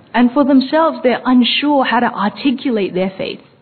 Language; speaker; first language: English; early bilingual, other home language; Chinese